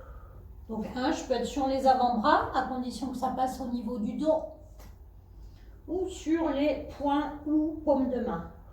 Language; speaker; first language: French; native; French